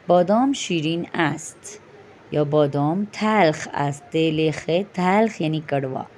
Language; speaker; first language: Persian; non-native, fluent; Urdu